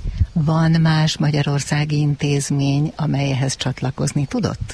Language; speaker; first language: Hungarian; native; Hungarian